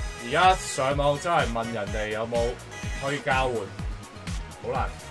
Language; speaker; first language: Cantonese; early bilingual, heritage; Cantonese